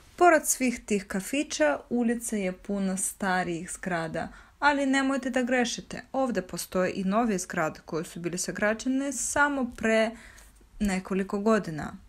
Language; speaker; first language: Bosnian; non-native, fluent; Russian